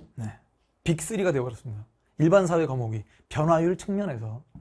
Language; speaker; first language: Korean; native; Korean